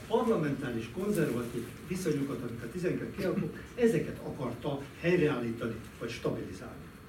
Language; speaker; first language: Hungarian; native; Hungarian